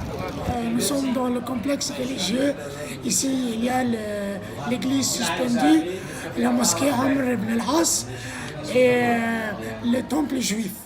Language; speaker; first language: French; non-native, learner; Arabic